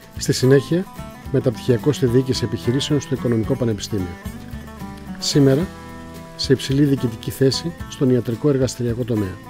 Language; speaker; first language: Greek; native; Greek